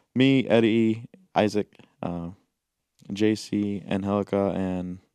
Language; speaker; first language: English; non-native, local second language; Gujarati